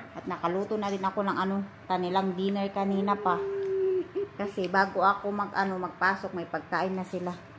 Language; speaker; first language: Filipino; native; Filipino